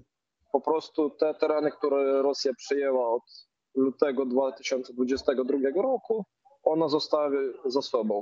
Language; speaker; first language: Polish; non-native, fluent; Ukrainian